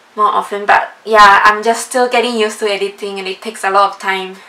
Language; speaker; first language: English; non-native, fluent; Japanese